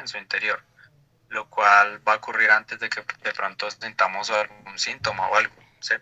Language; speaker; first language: Spanish; native; Spanish